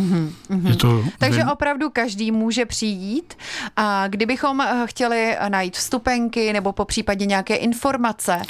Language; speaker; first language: Czech; native; Czech